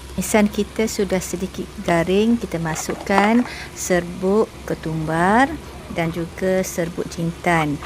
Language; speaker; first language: Malay; native; Malay